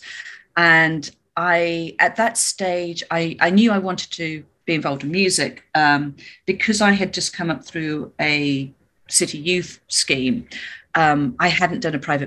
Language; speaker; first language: English; native; English